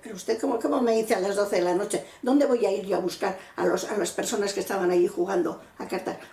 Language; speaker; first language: Spanish; non-native, local second language; Basque